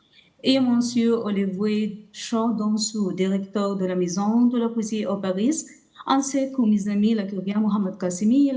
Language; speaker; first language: French; non-native, learner; Arabic